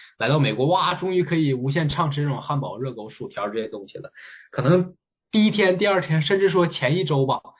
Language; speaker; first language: Chinese; native; Chinese